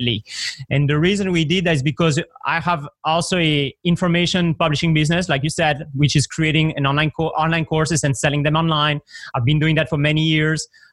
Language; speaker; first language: English; non-native, fluent; French